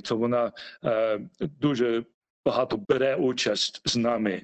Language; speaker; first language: Ukrainian; early bilingual, heritage; Ukrainian